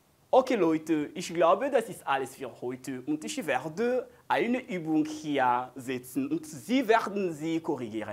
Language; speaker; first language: German; non-native, learner; French